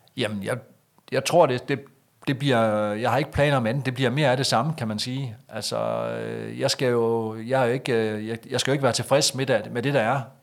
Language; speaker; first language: Danish; native; Danish